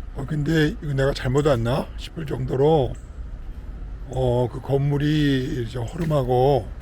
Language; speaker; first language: Korean; native; Korean